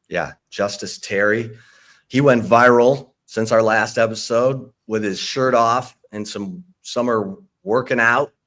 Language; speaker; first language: English; native; English